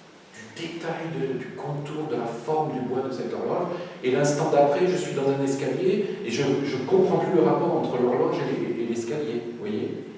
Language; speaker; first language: French; native; French